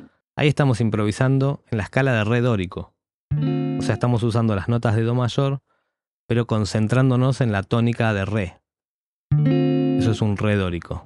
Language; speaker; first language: Spanish; native; Spanish